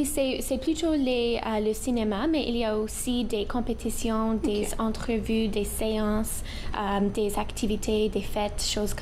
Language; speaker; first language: French; non-native, local second language; English